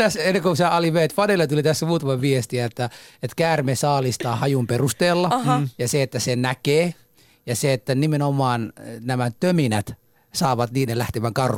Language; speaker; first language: Finnish; early bilingual, other home language; Somali